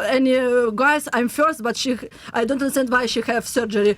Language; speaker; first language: English; non-native, learner; Russian